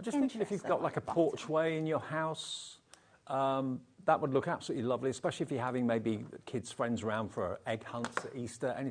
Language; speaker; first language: English; native; English